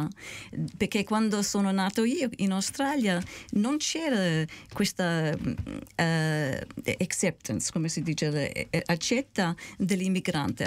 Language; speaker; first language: Italian; early bilingual, heritage; Italian